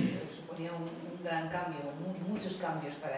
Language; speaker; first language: Spanish; native; Spanish